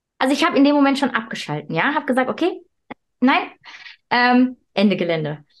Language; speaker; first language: German; early bilingual, other home language; Turkish